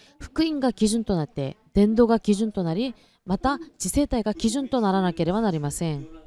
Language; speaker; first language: Japanese; non-native, fluent; Korean